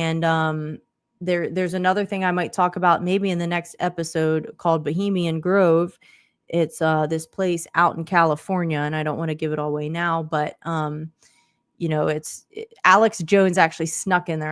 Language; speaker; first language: English; native; English